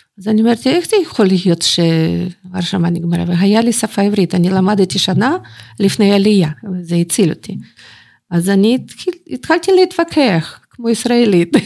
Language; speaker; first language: Hebrew; non-native, fluent; Russian